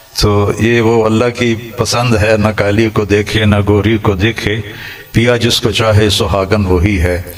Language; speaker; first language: Urdu; non-native, local second language; Punjabi